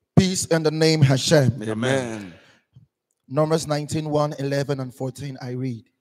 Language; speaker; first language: English; non-native, local second language; Igbo